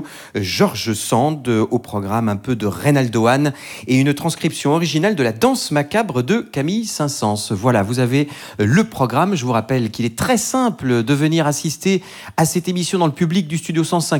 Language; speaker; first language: French; native; French